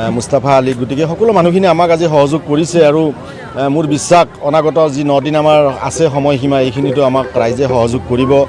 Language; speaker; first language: Assamese; native; Assamese